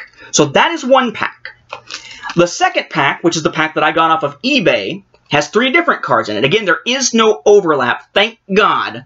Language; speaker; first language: English; native; English